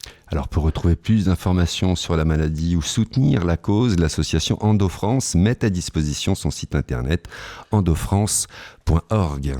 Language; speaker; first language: French; native; French